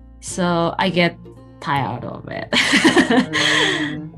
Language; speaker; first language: English; non-native, fluent; Japanese